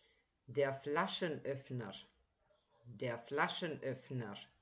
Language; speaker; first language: German; native; German